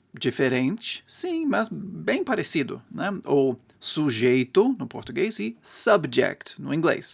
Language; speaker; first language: Portuguese; non-native, fluent; English